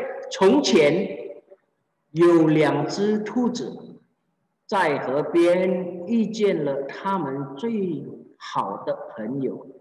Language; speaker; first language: Chinese; non-native, fluent; Indonesian